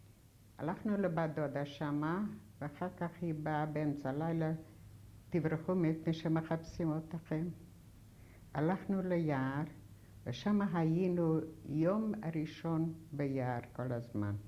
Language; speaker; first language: Hebrew; non-native, fluent; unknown